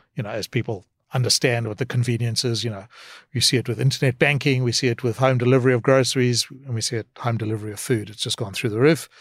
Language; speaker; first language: English; native; English